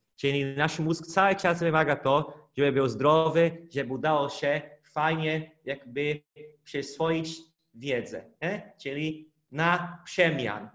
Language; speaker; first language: Polish; non-native, fluent; Portuguese